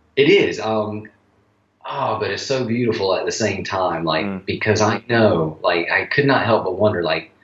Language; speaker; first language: English; native; English